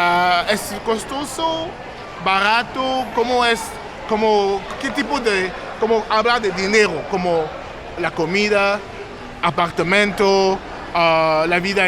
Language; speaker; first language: Spanish; non-native, learner; English